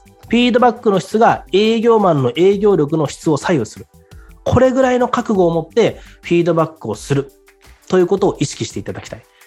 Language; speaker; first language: Japanese; native; Japanese